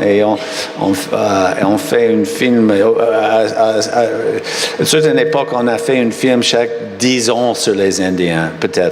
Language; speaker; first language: French; non-native, fluent; English